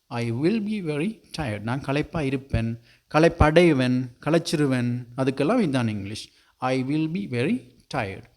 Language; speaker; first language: Tamil; native; Tamil